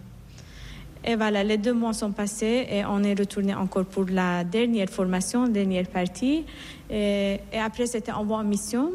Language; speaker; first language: French; non-native, fluent; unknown